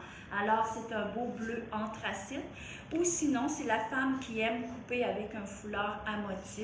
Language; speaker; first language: French; native; French